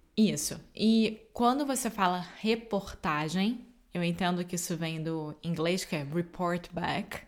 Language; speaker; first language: Portuguese; native; Portuguese